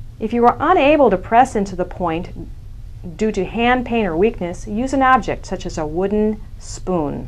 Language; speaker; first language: English; native; English